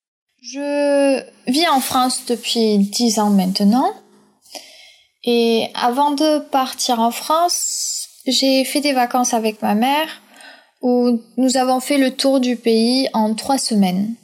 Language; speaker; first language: French; early bilingual, other home language; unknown